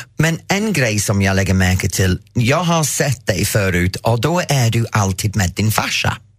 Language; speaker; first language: Swedish; non-native, fluent; English